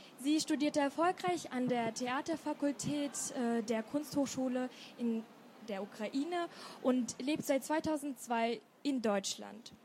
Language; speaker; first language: German; native; German